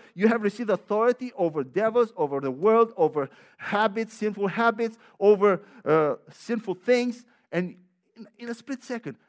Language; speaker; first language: English; non-native, fluent; Romanian